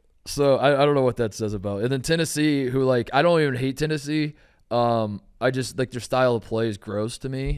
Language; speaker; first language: English; native; English